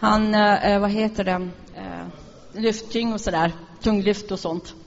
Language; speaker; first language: Swedish; non-native, fluent; Arabic